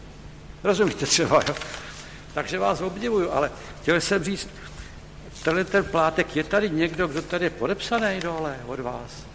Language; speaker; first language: Czech; native; Czech